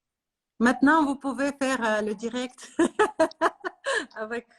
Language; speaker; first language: French; non-native, learner; Russian